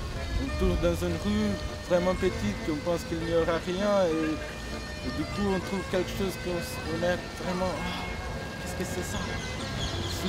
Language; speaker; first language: French; non-native, fluent; Portuguese